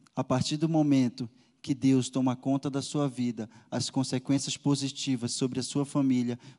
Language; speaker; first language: Portuguese; native; Portuguese